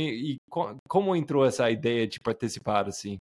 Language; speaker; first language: Portuguese; non-native, fluent; English